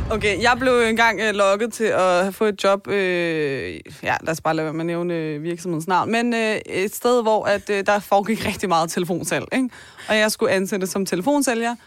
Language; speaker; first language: Danish; early bilingual, other home language; Persian